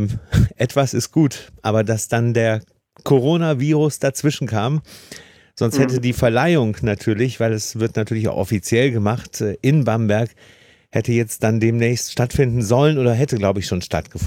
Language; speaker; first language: German; native; German